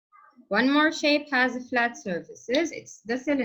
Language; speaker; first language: English; non-native, fluent; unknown